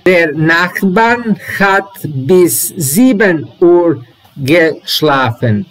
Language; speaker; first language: German; non-native, learner; Serbian